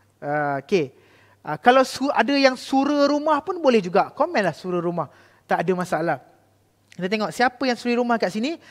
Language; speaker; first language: Malay; native; Malay